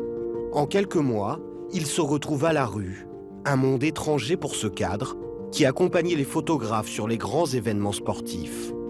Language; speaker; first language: French; native; French